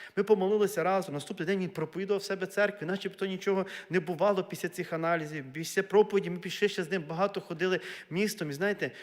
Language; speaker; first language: Ukrainian; native; Ukrainian